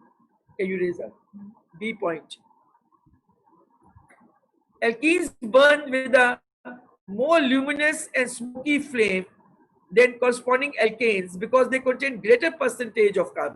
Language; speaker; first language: English; non-native, local second language; Urdu